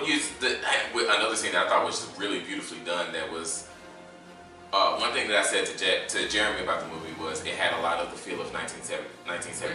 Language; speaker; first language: English; native; English